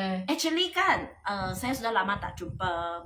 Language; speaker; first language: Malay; non-native, local second language; Chinese